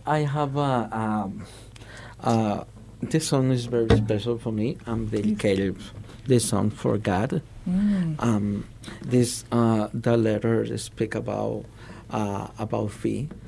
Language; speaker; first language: English; non-native, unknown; Spanish